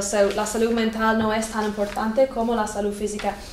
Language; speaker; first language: Spanish; non-native, fluent; English